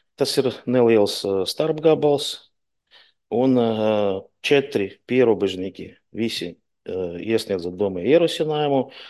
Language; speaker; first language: Latvian; non-native, local second language; Russian